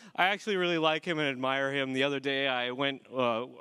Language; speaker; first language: English; native; English